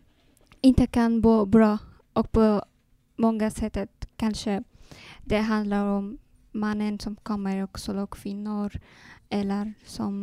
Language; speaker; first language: Swedish; non-native, learner; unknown